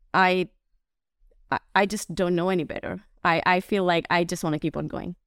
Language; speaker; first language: English; non-native, local second language; Hindi